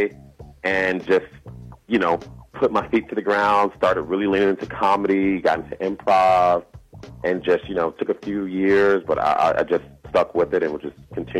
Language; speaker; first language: English; native; English